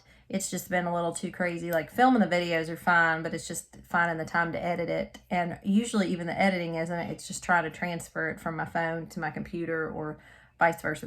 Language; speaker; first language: English; native; English